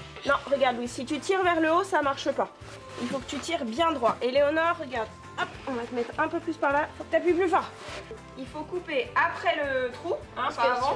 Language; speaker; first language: French; native; French